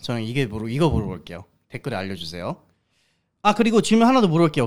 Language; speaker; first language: Korean; early bilingual, heritage; Korean